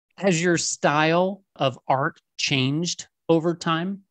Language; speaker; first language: English; native; English